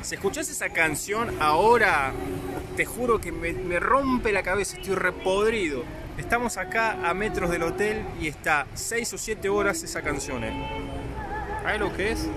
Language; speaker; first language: Spanish; native; Spanish